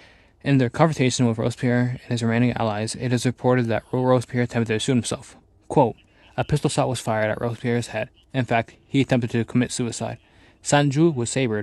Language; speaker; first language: English; native; English